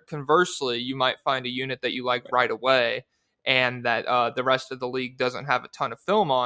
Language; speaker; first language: English; native; English